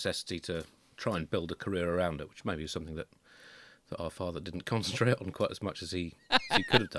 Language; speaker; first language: English; native; English